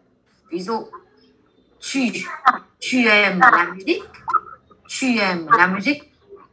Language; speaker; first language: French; non-native, fluent; Vietnamese